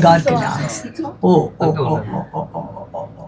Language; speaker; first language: German; non-native, learner; Bangla